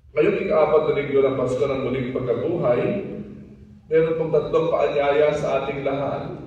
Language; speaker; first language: Filipino; non-native, local second language; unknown